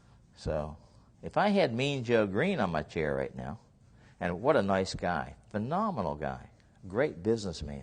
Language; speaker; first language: English; native; English